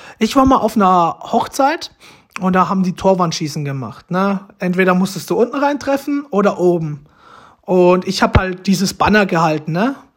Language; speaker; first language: German; early bilingual, other home language; Romanian